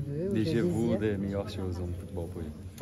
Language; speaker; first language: French; non-native, learner; Portuguese